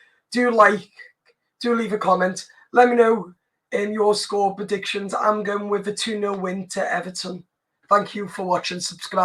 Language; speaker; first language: English; native; English